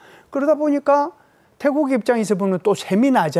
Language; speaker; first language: Korean; native; Korean